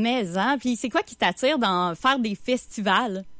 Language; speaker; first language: French; native; French